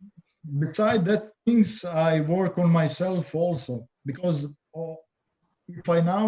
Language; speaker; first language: English; non-native, learner; Croatian